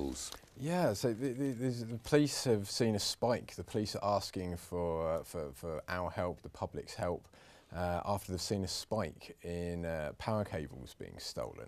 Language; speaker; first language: English; native; English